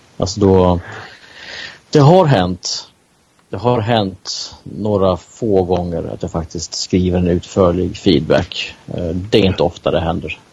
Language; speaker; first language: Swedish; native; Swedish